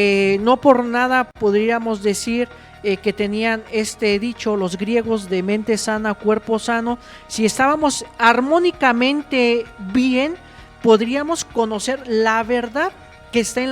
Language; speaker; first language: Spanish; native; Spanish